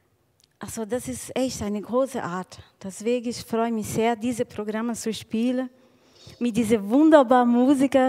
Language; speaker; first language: German; non-native, learner; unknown